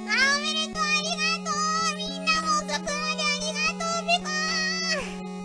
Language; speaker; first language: Japanese; native; Japanese